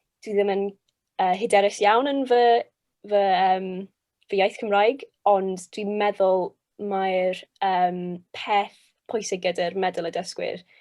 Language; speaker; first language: Welsh; non-native, local second language; English